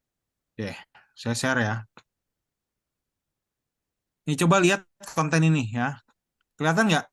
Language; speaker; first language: Indonesian; native; Indonesian